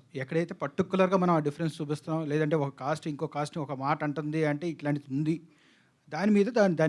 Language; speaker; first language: Telugu; native; Telugu